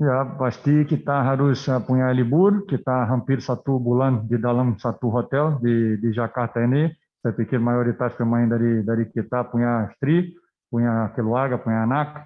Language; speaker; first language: Indonesian; non-native, fluent; Portuguese